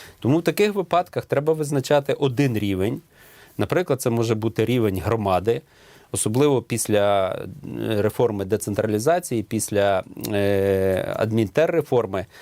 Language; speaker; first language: Ukrainian; native; Ukrainian